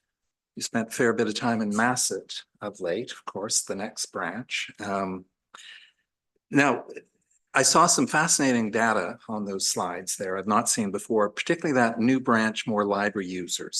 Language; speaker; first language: English; native; English